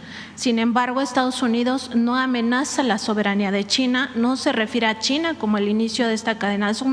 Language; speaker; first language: Spanish; native; Spanish